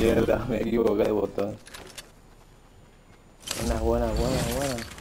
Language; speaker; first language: Spanish; native; Spanish